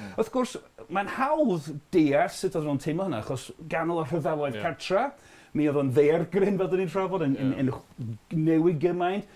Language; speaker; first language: Welsh; non-native, fluent; English